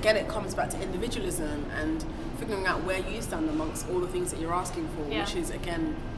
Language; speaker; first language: English; non-native, local second language; Igbo